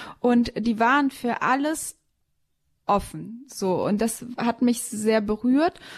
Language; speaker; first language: German; early bilingual, other home language; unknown